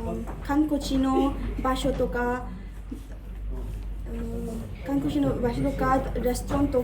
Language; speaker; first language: Japanese; non-native, learner; Garo